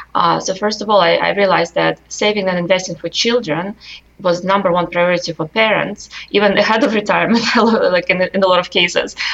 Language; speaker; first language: English; non-native, fluent; Russian